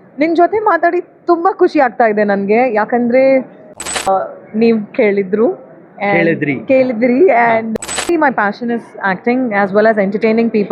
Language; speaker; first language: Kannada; non-native, learner; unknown